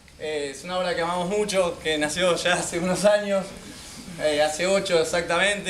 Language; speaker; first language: Spanish; native; Spanish